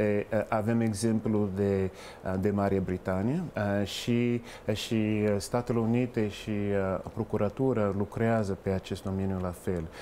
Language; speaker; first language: Romanian; non-native, fluent; English